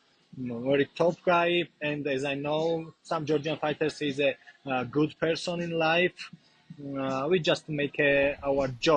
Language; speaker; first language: English; non-native, learner; Georgian